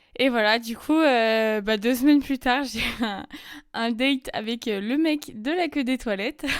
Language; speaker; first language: French; native; French